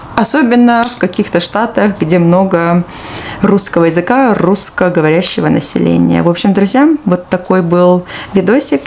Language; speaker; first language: Russian; native; Russian